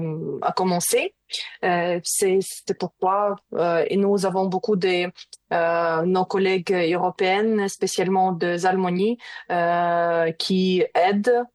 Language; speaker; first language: French; non-native, learner; Ukrainian